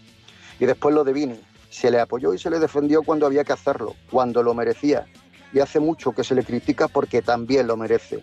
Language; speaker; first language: Spanish; native; Spanish